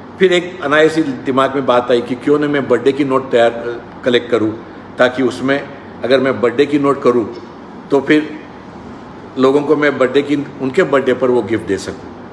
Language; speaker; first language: Hindi; non-native, local second language; Marathi